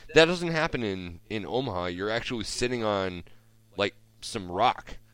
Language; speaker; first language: English; native; English